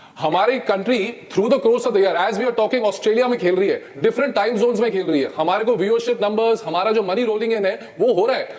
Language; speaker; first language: Hindi; native; Hindi